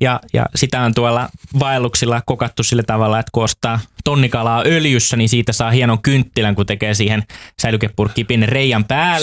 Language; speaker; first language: Finnish; native; Finnish